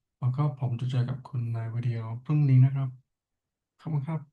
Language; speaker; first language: Thai; non-native, learner; English